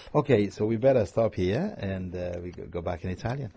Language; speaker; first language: English; non-native, fluent; Italian